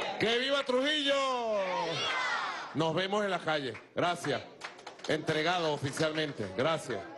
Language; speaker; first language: Spanish; native; Spanish